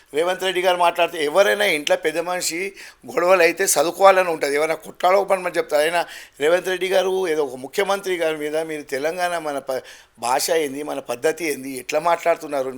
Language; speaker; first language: Telugu; non-native, local second language; Gujarati